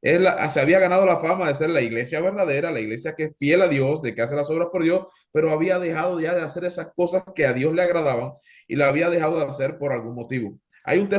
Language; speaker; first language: Spanish; native; Spanish